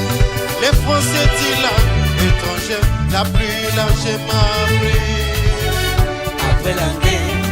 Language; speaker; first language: French; non-native, learner; English